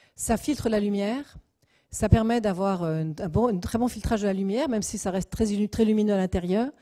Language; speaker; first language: French; native; French